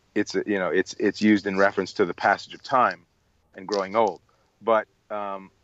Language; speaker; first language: English; native; English